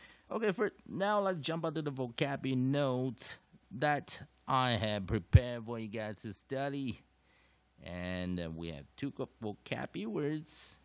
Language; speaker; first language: English; non-native, fluent; Chinese